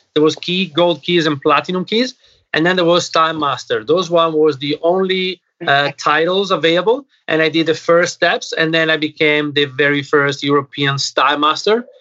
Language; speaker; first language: English; non-native, fluent; Italian